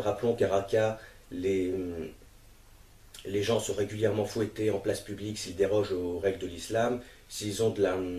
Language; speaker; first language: French; native; French